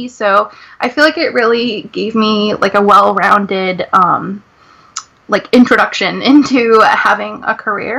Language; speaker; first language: English; native; English